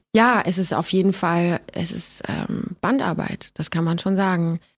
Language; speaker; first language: German; native; German